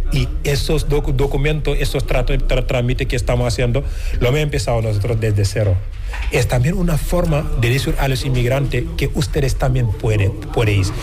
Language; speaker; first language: Spanish; non-native, fluent; Wolof